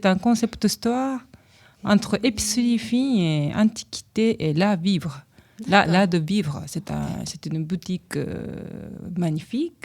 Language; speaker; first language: French; non-native, learner; Japanese